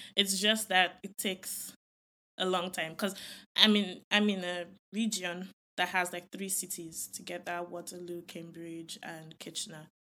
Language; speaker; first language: English; non-native, local second language; Yoruba